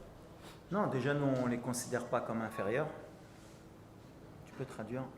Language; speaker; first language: French; early bilingual, other home language; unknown